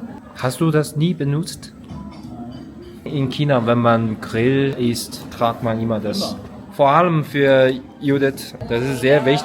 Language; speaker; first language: German; non-native, learner; Chinese